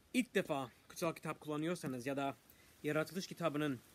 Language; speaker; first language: Turkish; non-native, fluent; English